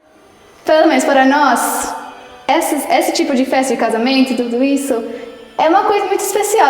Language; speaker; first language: Portuguese; non-native, fluent; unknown